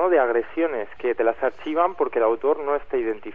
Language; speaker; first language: Spanish; native; Spanish